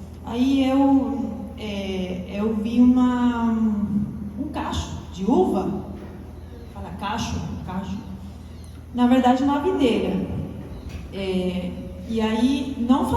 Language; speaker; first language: Portuguese; non-native, fluent; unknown